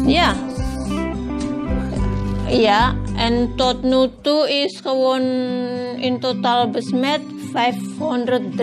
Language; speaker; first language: Dutch; non-native, learner; Indonesian